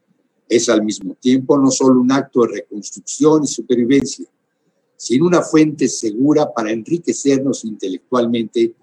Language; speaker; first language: Spanish; native; Spanish